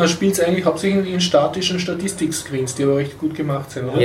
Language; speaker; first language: German; native; German